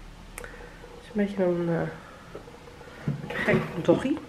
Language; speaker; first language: Dutch; native; Dutch